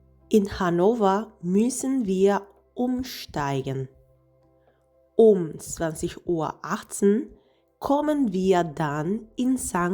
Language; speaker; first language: German; non-native, fluent; Spanish